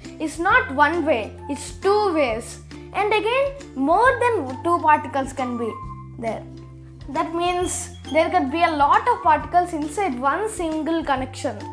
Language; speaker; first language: English; early bilingual, other home language; Telugu